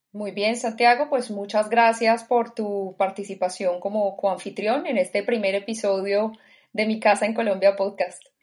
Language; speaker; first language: Spanish; native; Spanish